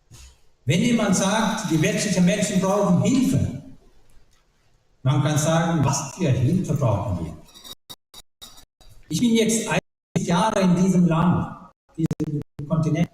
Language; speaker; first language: German; non-native, learner; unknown